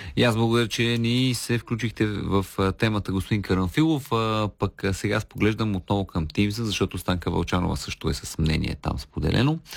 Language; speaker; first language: Bulgarian; native; Bulgarian